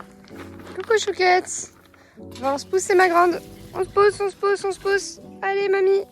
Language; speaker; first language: French; native; French